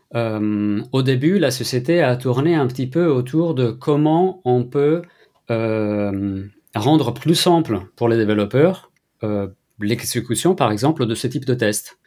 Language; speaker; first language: French; non-native, fluent; Italian